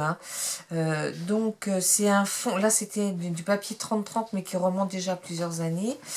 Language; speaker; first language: French; native; French